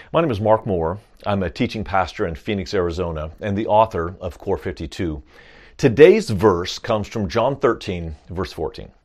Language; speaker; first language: English; native; English